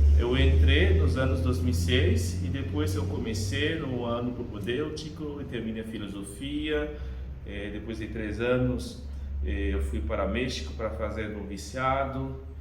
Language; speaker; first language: Portuguese; non-native, fluent; Haitian Creole